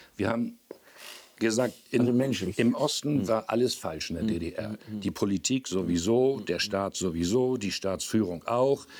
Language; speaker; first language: German; native; German